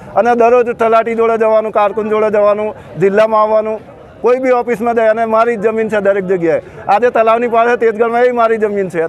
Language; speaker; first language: Gujarati; native; Gujarati